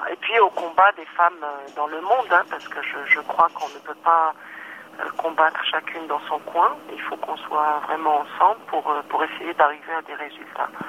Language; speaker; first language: French; non-native, local second language; Arabic